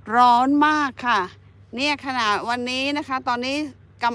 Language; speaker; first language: Thai; native; Thai